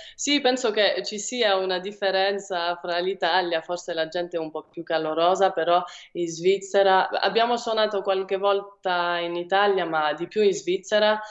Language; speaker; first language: Italian; native; Italian